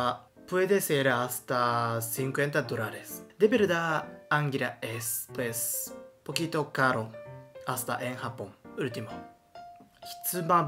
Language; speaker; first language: Spanish; non-native, learner; Japanese